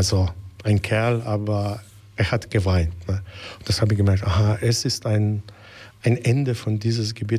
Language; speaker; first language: German; non-native, learner; Slovenian